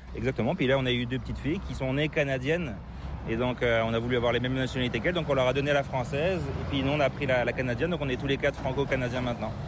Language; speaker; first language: French; native; French